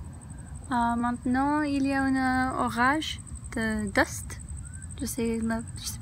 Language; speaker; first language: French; non-native, learner; English